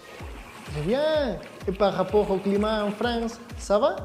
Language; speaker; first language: French; non-native, fluent; Spanish